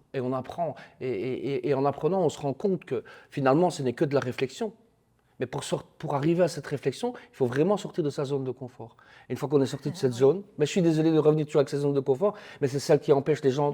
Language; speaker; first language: French; native; French